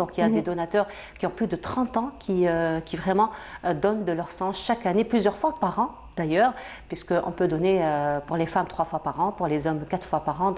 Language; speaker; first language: French; native; French